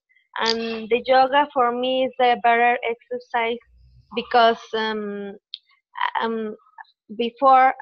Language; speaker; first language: English; non-native, learner; Spanish